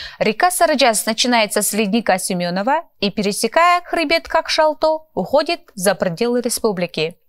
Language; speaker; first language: Russian; non-native, local second language; Kyrgyz